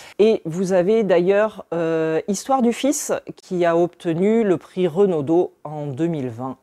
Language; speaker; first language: French; native; French